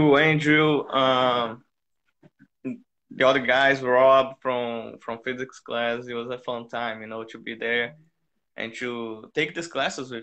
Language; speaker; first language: English; non-native, fluent; Portuguese